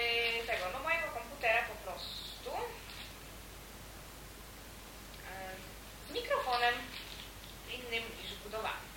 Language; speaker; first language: Polish; native; Polish